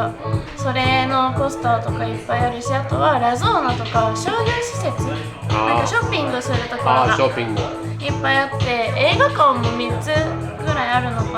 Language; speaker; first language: Japanese; native; Japanese